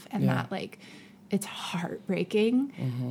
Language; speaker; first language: English; native; English